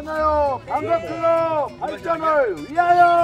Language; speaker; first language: Korean; native; Korean